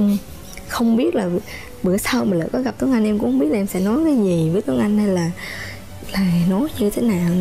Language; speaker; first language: Vietnamese; native; Vietnamese